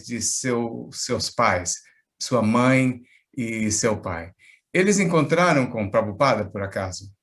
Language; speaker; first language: Portuguese; native; Portuguese